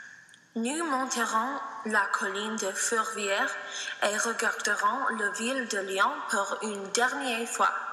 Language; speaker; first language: French; non-native, learner; English